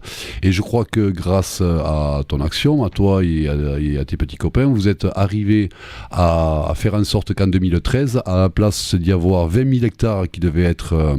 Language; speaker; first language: French; native; French